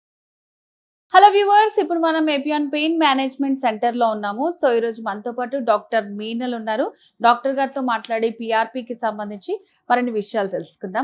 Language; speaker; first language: Telugu; native; Telugu